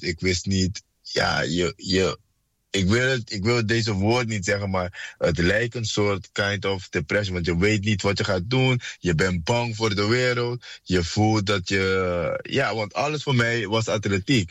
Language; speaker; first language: Dutch; non-native, fluent; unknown